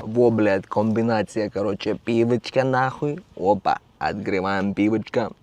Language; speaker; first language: Russian; non-native, learner; Lithuanian